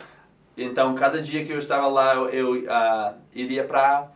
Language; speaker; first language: Portuguese; non-native, fluent; English